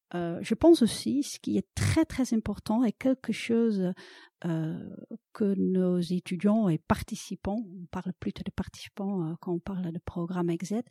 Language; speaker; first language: French; non-native, fluent; Dutch